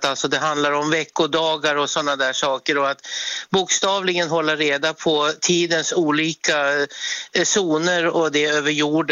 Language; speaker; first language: Swedish; native; Swedish